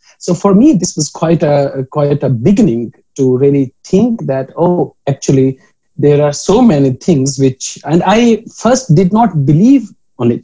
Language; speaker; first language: English; non-native, local second language; Urdu